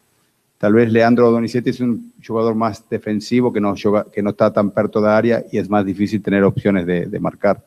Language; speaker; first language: Spanish; non-native, fluent; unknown